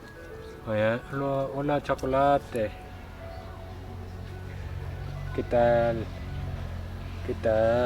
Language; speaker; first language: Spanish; non-native, learner; English